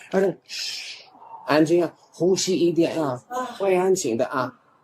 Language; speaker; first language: Chinese; non-native, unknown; English